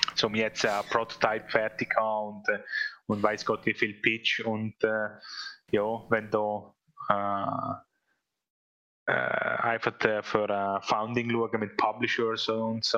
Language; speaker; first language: German; non-native, fluent; Italian